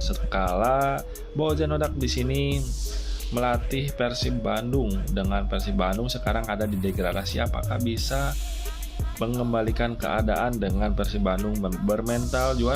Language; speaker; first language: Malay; non-native, local second language; Sundanese